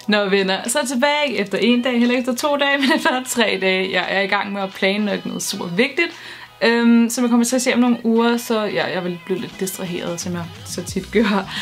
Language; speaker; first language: Danish; native; Danish